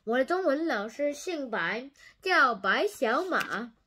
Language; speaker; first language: Chinese; non-native, learner; English